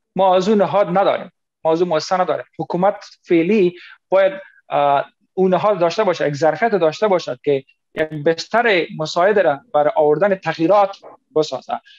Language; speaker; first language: Persian; non-native, local second language; Pashto